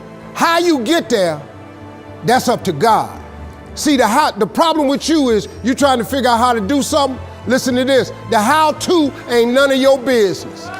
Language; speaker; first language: English; native; English